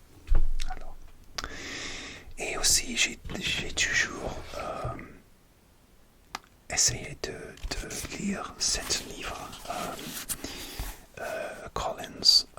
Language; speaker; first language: French; non-native, learner; English